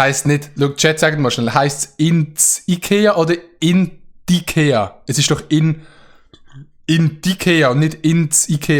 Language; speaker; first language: German; native; German